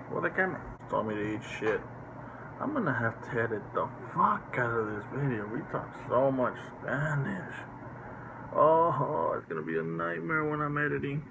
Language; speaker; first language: English; early bilingual, other home language; Spanish